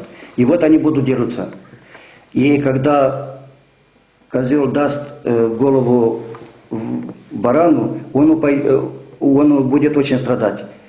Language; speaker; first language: Russian; non-native, local second language; Romanian